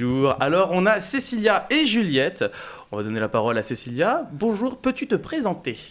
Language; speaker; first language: French; native; French